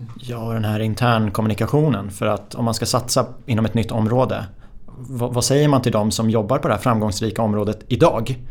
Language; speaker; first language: Swedish; native; Swedish